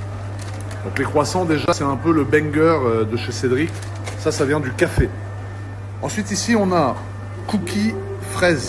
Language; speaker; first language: French; native; French